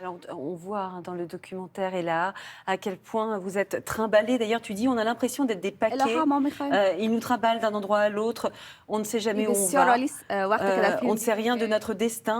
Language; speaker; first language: French; native; French